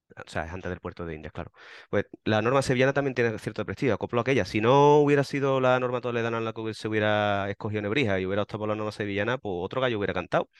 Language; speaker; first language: Spanish; native; Spanish